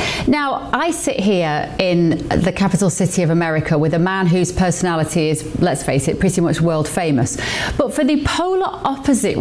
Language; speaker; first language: English; native; English